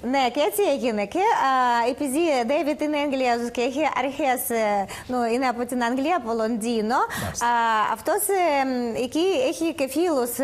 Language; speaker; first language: Greek; non-native, learner; Russian